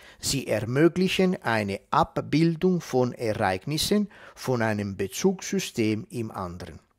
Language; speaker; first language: German; non-native, fluent; Italian